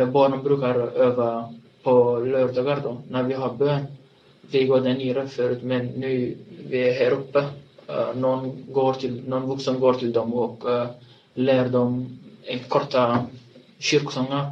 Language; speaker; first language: Swedish; non-native, fluent; Tigrinya